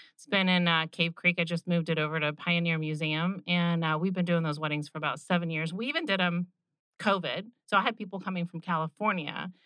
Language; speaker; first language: English; native; English